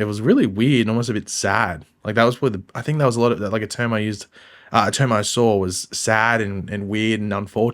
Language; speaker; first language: English; native; English